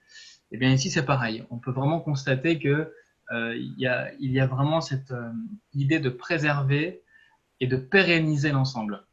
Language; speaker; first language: French; native; French